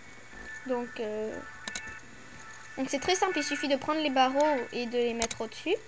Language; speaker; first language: French; native; French